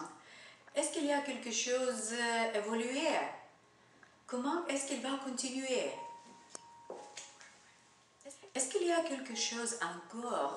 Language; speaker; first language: French; non-native, learner; Russian